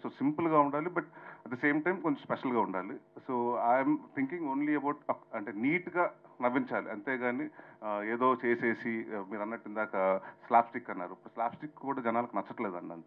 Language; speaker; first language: Telugu; native; Telugu